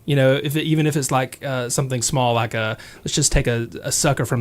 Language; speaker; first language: English; native; English